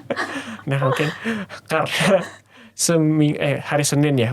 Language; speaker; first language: Indonesian; native; Indonesian